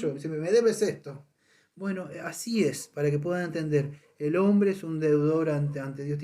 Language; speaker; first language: Spanish; native; Spanish